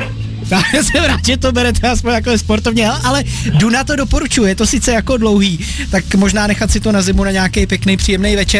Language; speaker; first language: Czech; native; Czech